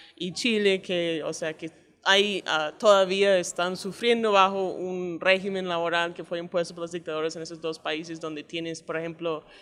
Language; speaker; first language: Spanish; non-native, fluent; English